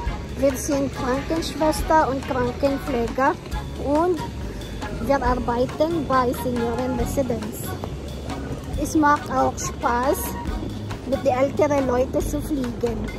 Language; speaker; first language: German; non-native, learner; Cebuano